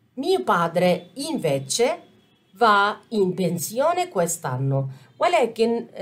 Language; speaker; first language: Italian; non-native, fluent; Arabic